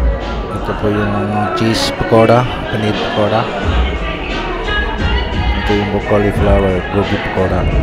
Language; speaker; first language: Filipino; early bilingual, heritage; Filipino